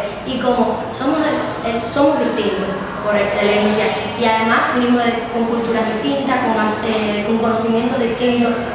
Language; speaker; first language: Spanish; native; Spanish